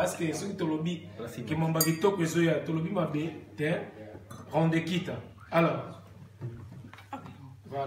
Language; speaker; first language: French; non-native, local second language; Lingala